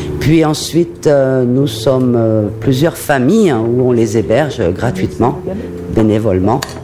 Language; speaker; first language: French; native; French